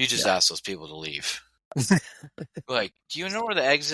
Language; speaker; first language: English; native; English